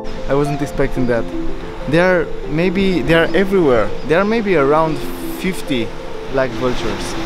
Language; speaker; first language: English; non-native, fluent; Italian